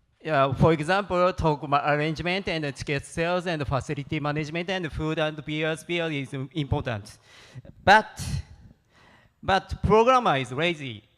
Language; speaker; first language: English; non-native, learner; Japanese